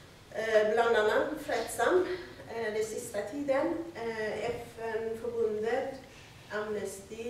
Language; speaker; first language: Swedish; non-native, fluent; Persian